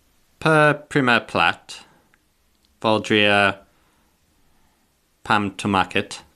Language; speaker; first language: Catalan; non-native, learner; English